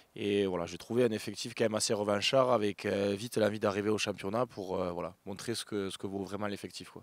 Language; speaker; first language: French; native; French